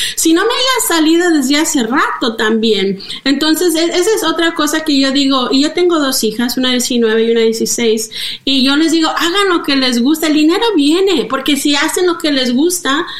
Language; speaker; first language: Spanish; early bilingual, heritage; Spanish